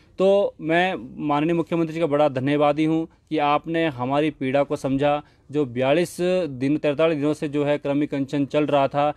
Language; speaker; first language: Hindi; native; Hindi